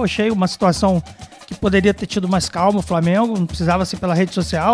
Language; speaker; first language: Portuguese; native; Portuguese